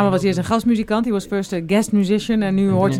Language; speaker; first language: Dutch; native; Dutch